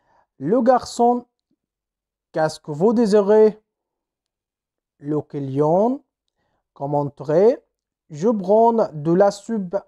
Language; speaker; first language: French; non-native, fluent; Arabic